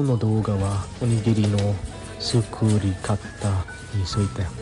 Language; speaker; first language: Japanese; non-native, learner; English